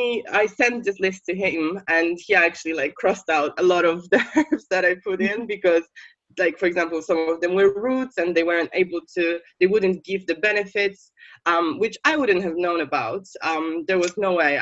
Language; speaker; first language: English; non-native, fluent; Polish